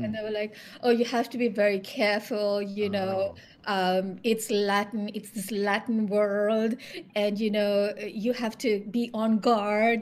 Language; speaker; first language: English; non-native, local second language; Sinhala